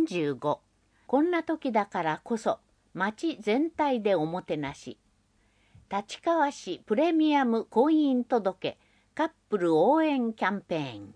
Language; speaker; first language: Japanese; native; Japanese